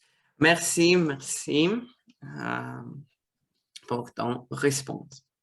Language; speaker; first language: French; non-native, fluent; Russian